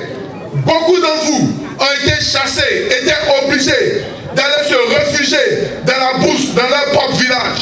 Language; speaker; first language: French; native; French